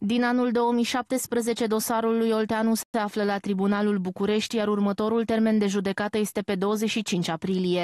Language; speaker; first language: Romanian; native; Romanian